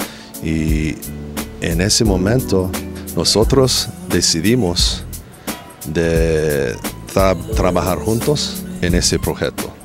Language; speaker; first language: Spanish; non-native, learner; English